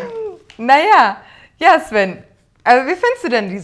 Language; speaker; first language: German; native; German